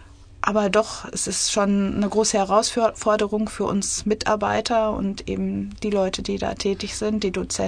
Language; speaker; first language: German; native; German